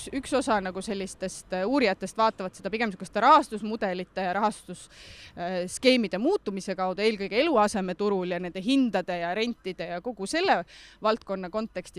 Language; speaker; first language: Estonian; native; Estonian